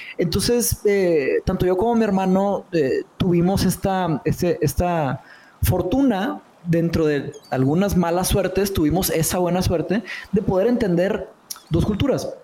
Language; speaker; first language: Spanish; early bilingual, other home language; Portuguese